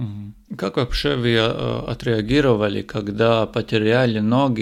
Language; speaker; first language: Russian; non-native, local second language; Latvian